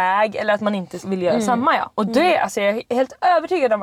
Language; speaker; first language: Swedish; native; Swedish